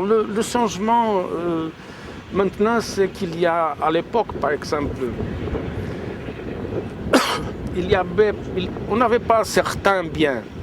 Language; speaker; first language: French; non-native, fluent; Portuguese